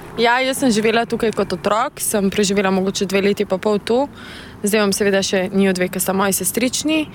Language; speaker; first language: Slovenian; early bilingual, other home language; Bosnian